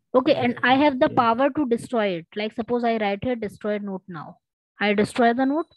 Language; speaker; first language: English; non-native, local second language; Hindi